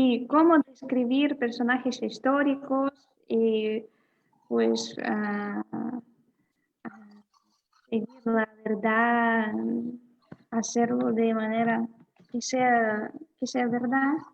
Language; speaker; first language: Spanish; non-native, fluent; Russian